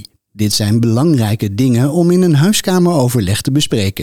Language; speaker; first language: Dutch; native; Dutch